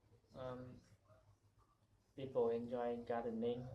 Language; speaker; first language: English; non-native, learner; Vietnamese